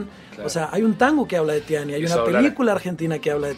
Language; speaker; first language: Spanish; native; Spanish